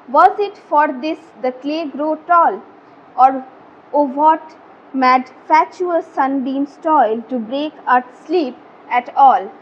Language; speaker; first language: English; non-native, local second language; Bangla